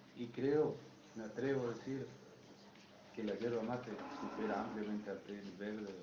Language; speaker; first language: Spanish; native; Spanish